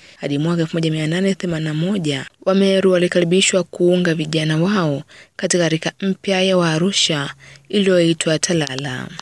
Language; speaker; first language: Swahili; native; Swahili